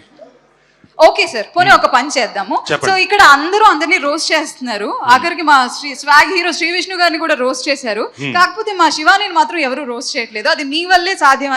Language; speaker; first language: Telugu; native; Telugu